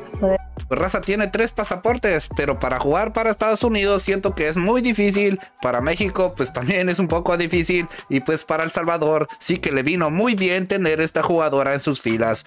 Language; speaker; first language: Spanish; native; Spanish